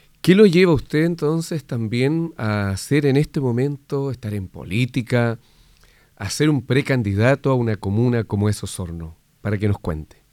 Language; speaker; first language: Spanish; native; Spanish